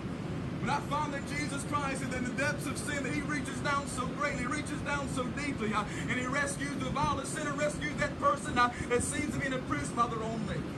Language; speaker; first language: English; native; English